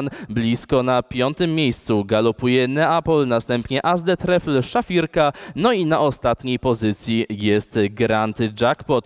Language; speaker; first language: Polish; native; Polish